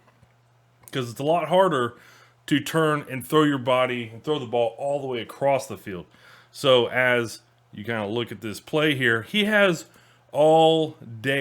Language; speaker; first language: English; native; English